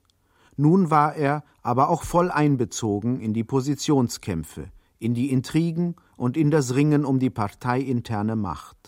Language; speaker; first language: German; native; German